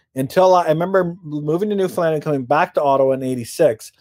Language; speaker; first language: English; native; English